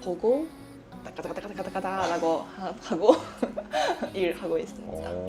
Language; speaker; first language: Korean; non-native, learner; Japanese